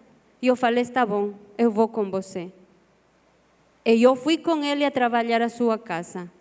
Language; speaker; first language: Portuguese; non-native, learner; Spanish